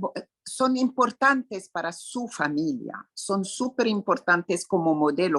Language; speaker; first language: Spanish; non-native, fluent; Arabic